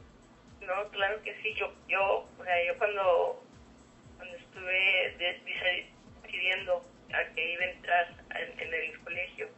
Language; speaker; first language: Spanish; early bilingual, heritage; Spanish